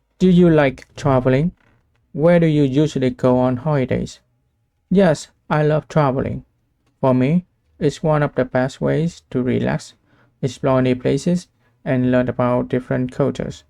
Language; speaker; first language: English; non-native, learner; Vietnamese